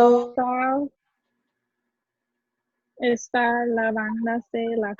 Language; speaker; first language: Spanish; non-native, learner; English